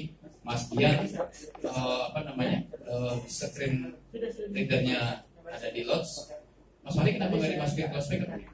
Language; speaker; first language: Indonesian; native; Indonesian